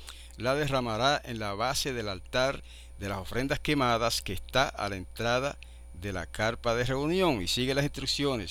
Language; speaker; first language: Spanish; native; Spanish